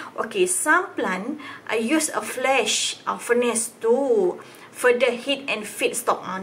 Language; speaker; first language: English; non-native, local second language; Malay